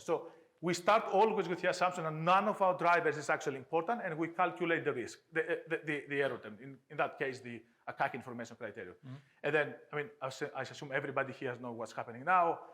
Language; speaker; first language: English; non-native, fluent; Greek